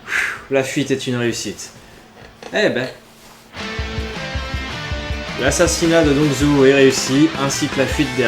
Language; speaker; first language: French; native; French